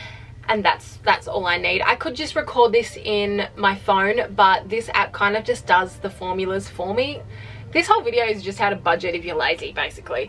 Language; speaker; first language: English; native; English